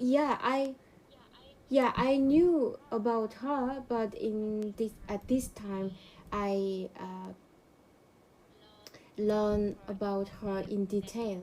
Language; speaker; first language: English; non-native, learner; Korean